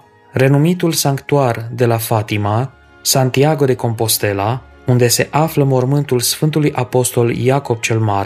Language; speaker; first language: Romanian; native; Romanian